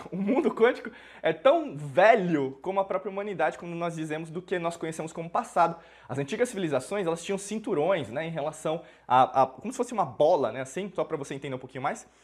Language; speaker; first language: Portuguese; native; Portuguese